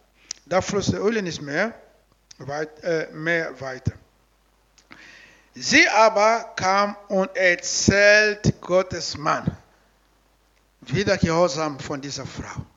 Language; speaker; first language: German; non-native, learner; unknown